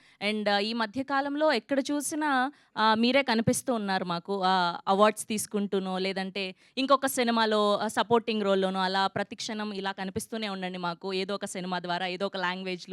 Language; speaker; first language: Telugu; native; Telugu